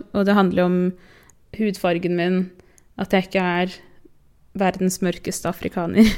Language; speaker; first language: Norwegian; early bilingual, other home language; Tigrinya